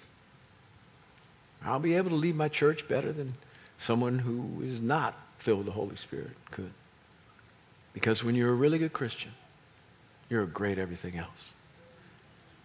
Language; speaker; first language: English; native; English